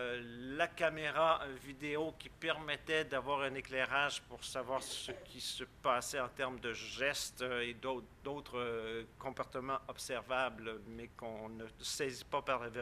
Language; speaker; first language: French; native; French